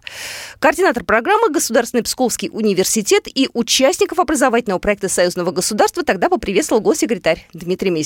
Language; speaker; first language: Russian; native; Russian